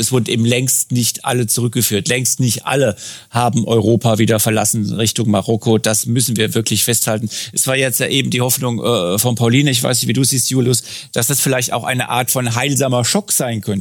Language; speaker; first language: German; native; German